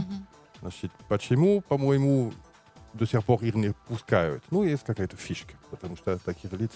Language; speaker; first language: Russian; non-native, learner; French